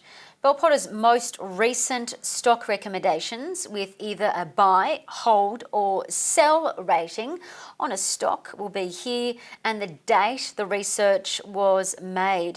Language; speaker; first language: English; native; English